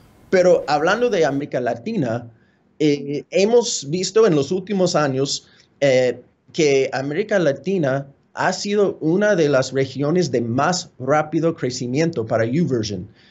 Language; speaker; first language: Spanish; non-native, fluent; English